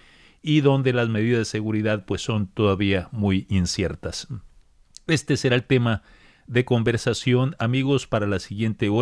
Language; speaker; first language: Spanish; native; Spanish